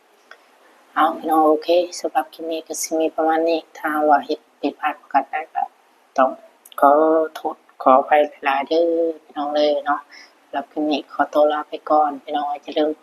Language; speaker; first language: Thai; non-native, local second language; Lao